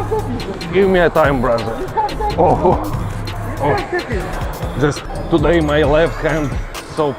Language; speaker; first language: English; non-native, learner; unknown